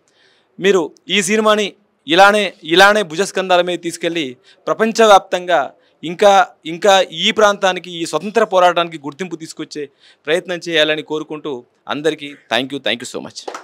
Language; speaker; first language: Telugu; native; Telugu